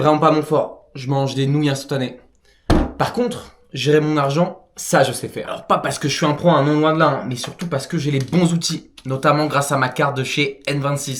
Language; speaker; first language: French; native; French